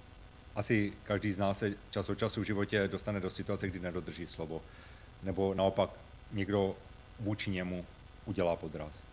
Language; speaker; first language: Czech; native; Czech